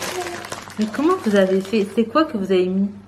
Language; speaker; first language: French; native; French